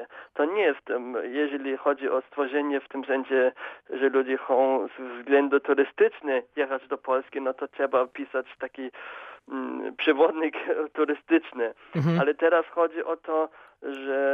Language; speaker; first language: Polish; non-native, fluent; German